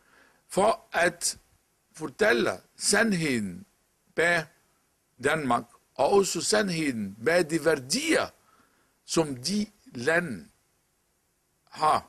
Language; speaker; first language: Danish; non-native, local second language; Arabic